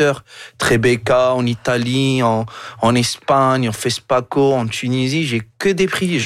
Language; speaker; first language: French; non-native, local second language; Arabic